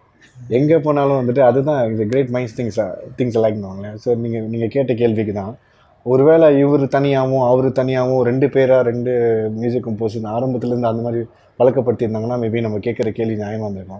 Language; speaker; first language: Tamil; native; Tamil